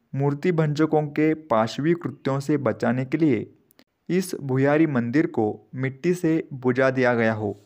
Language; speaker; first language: Hindi; non-native, local second language; Marathi